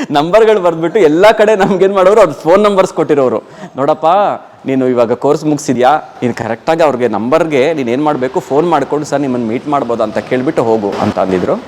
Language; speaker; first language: Kannada; non-native, local second language; Telugu